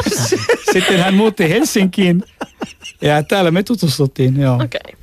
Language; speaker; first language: Finnish; non-native, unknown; Arabic